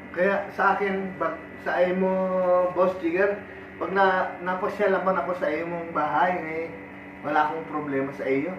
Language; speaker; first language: Filipino; non-native, local second language; Iloko